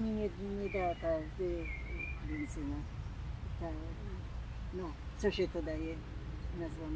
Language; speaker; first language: Polish; non-native, local second language; German